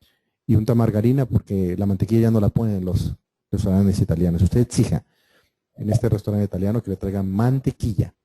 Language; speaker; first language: Spanish; native; Spanish